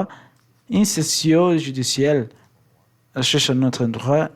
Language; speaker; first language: French; non-native, learner; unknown